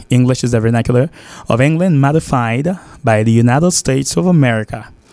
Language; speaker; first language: English; non-native, fluent; Haitian Creole